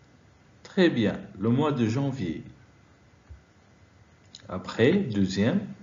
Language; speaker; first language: French; non-native, fluent; Arabic